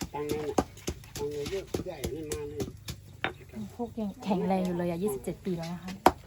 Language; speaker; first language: Thai; non-native, local second language; Western Kayah